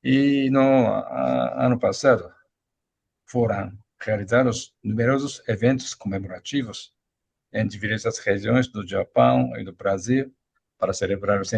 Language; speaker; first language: Portuguese; non-native, fluent; Japanese